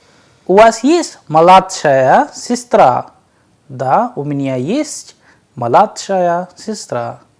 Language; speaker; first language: Russian; non-native, fluent; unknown